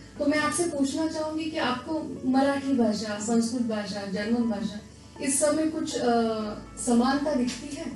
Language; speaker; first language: Hindi; non-native, local second language; Marathi